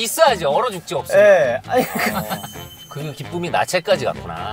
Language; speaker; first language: Korean; native; Korean